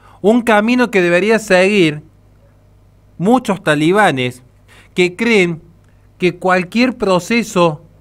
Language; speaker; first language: Spanish; native; Spanish